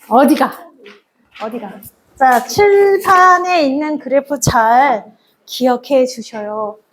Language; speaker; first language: Korean; native; Korean